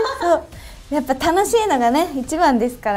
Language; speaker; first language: Japanese; native; Japanese